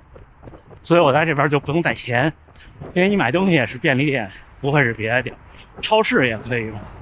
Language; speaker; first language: Chinese; native; Chinese